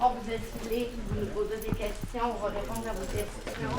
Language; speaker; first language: French; native; French